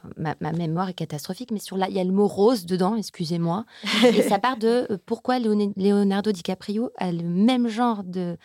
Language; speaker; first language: French; native; French